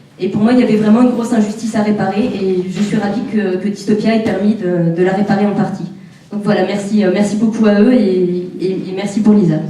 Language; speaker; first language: French; native; French